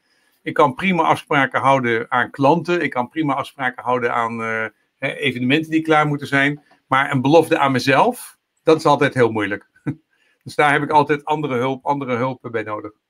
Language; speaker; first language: Dutch; native; Dutch